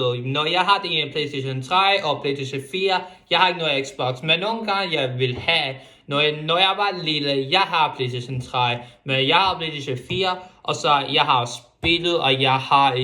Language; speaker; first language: Danish; non-native, local second language; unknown